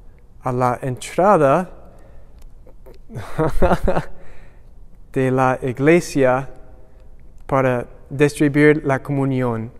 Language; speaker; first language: Spanish; non-native, learner; English